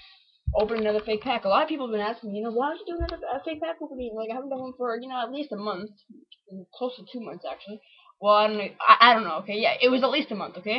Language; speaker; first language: English; native; English